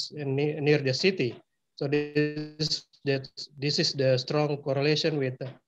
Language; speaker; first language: English; non-native, fluent; Indonesian